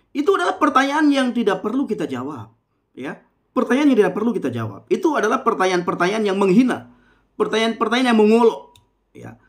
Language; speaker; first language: Indonesian; non-native, local second language; Achinese